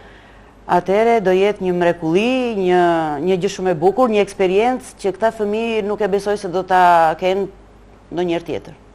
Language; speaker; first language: Albanian; native; Albanian